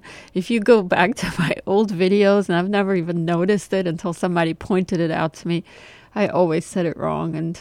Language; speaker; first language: English; non-native, fluent; German